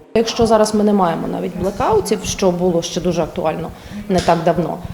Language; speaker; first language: Ukrainian; native; Ukrainian